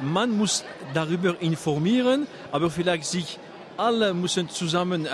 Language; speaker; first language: German; non-native, fluent; French